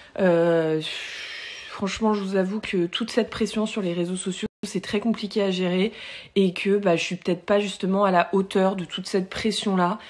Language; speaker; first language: French; native; French